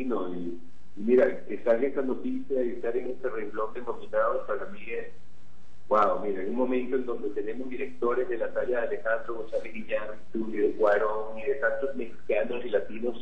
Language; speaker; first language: Spanish; native; Spanish